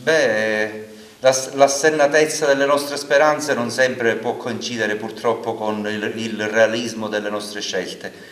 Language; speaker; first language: Italian; native; Italian